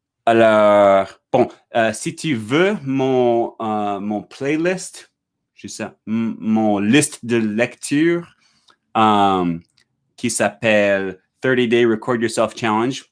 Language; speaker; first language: French; non-native, learner; English